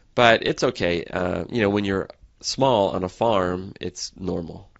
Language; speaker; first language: English; native; English